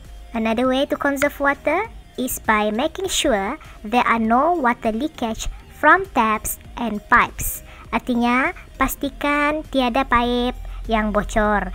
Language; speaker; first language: English; non-native, local second language; Malay